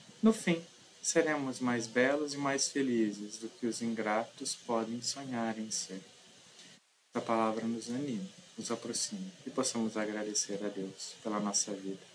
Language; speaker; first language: Portuguese; native; Portuguese